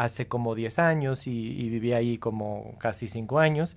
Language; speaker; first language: Spanish; non-native, fluent; English